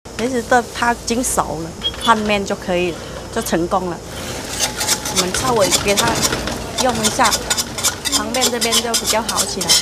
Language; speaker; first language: Chinese; non-native, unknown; Vietnamese